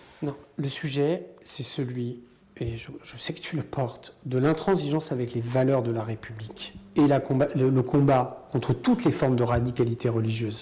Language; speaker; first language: French; native; French